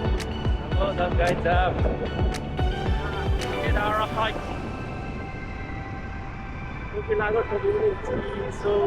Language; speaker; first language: English; non-native, fluent; Nepali